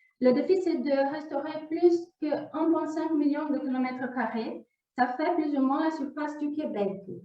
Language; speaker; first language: French; non-native, fluent; Portuguese